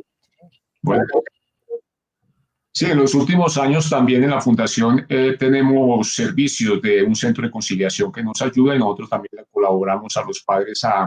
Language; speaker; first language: Spanish; native; Spanish